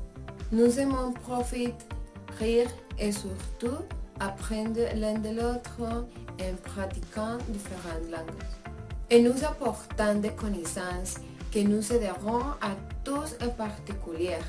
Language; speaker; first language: French; non-native, learner; Spanish